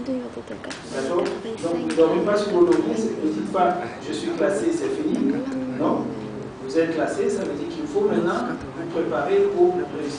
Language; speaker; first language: French; native; French